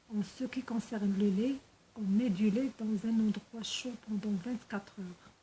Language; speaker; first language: French; non-native, local second language; Arabic